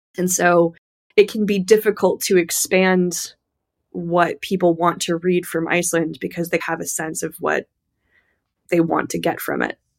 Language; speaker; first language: English; native; English